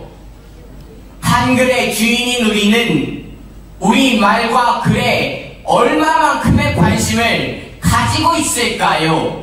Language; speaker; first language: Korean; native; Korean